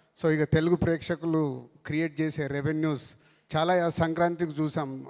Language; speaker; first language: Telugu; native; Telugu